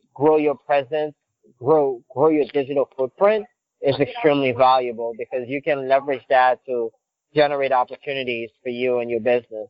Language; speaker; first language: English; non-native, fluent; Haitian Creole